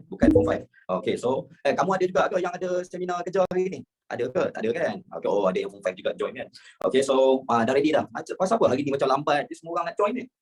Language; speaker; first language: Malay; native; Malay